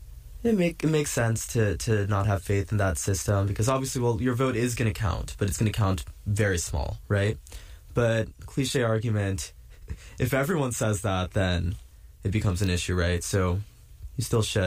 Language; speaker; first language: English; native; English